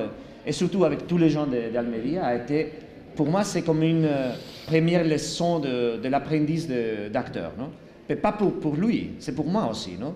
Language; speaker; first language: French; non-native, learner; Spanish